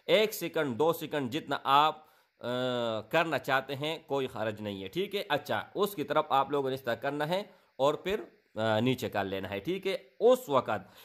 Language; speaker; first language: Urdu; non-native, local second language; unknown